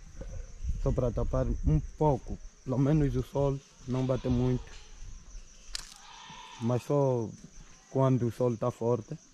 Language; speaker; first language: Portuguese; non-native, fluent; Vietnamese